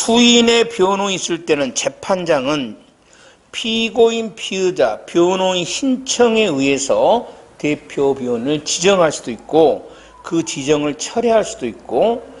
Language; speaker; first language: Korean; native; Korean